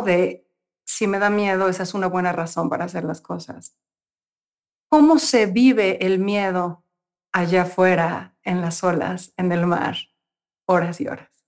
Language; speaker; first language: Spanish; native; Spanish